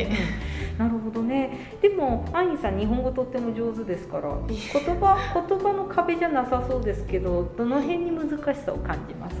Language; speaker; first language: Japanese; native; Japanese